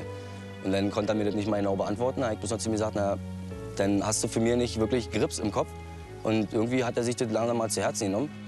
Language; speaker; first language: German; native; German